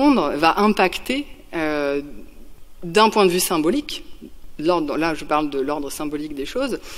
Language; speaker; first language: French; native; French